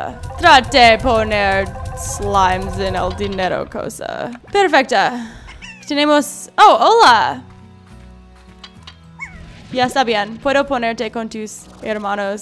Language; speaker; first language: Spanish; non-native, learner; English